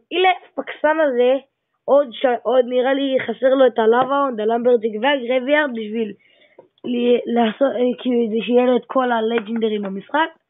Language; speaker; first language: Hebrew; native; Hebrew